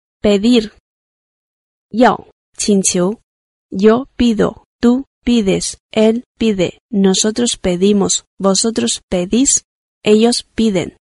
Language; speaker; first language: Spanish; non-native, fluent; Chinese